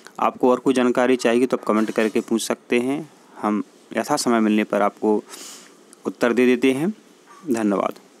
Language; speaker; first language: Hindi; native; Hindi